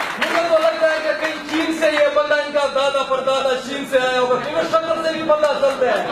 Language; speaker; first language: Urdu; non-native, local second language; Pashto